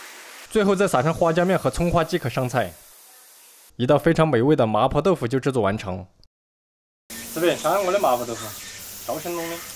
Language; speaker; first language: Chinese; native; Chinese